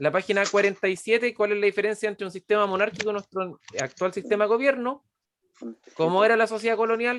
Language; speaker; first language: Spanish; native; Spanish